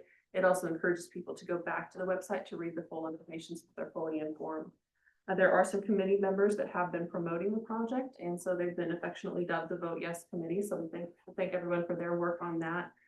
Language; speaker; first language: English; native; English